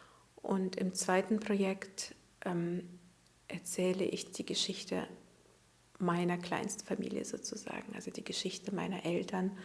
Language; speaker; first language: German; early bilingual, other home language; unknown